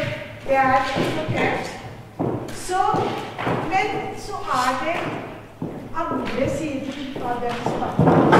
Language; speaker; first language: Norwegian; non-native, fluent; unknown